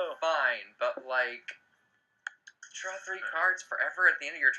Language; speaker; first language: English; native; English